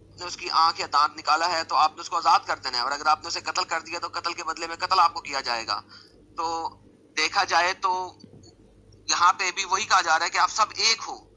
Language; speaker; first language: Urdu; native; Urdu